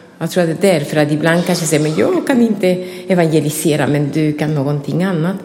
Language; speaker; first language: Swedish; non-native, fluent; Spanish